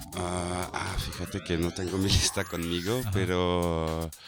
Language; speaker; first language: Spanish; non-native, fluent; French